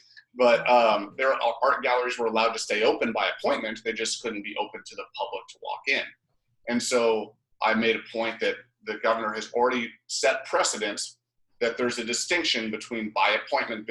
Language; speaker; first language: English; native; English